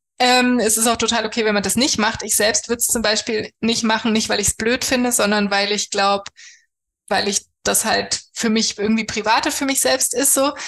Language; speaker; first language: German; native; German